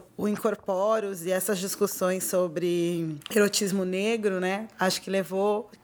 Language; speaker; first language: Portuguese; native; Portuguese